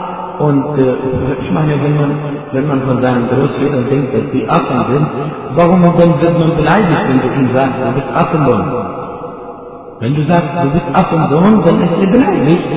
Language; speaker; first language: German; non-native, fluent; Arabic